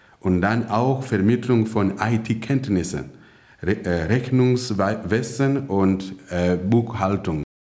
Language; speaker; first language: German; non-native, fluent; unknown